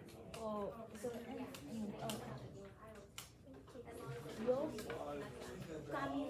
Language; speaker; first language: Spanish; non-native, learner; English